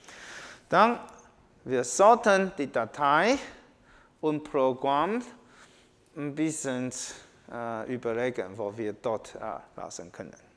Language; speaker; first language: German; non-native, learner; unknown